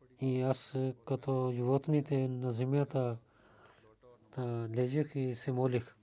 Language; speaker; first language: Bulgarian; non-native, learner; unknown